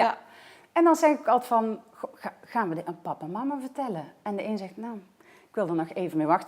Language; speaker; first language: Dutch; native; Dutch